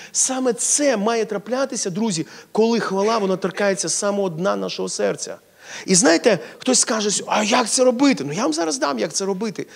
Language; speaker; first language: Ukrainian; non-native, local second language; Russian